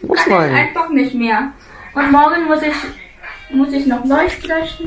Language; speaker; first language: German; non-native, learner; Filipino